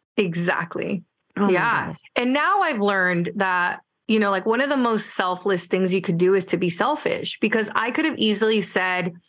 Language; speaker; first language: English; early bilingual, other home language; Spanish